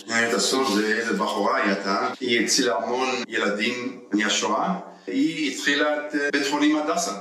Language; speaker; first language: Hebrew; early bilingual, heritage; Hebrew